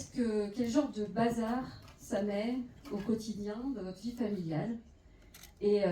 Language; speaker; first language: French; native; French